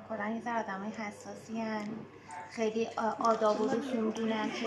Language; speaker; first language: Persian; native; Persian